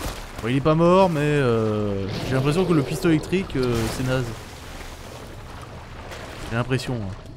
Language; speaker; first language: French; native; French